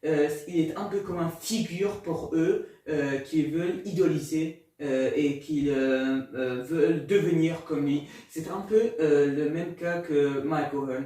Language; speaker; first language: French; non-native, learner; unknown